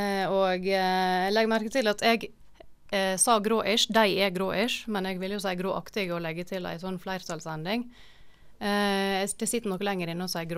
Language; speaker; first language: Norwegian; native; Norwegian